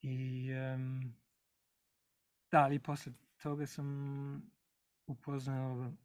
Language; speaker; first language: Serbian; non-native, learner; English